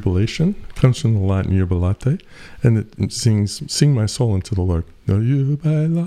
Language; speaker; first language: English; native; English